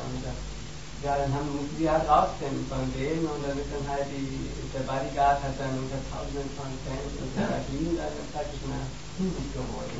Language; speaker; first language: German; native; German